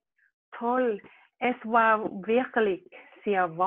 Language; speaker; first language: German; non-native, learner; Thai